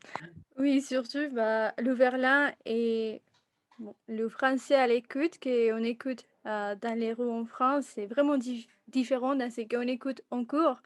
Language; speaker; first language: French; non-native, fluent; Spanish